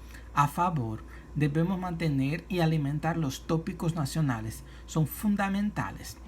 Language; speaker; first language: Spanish; non-native, fluent; Portuguese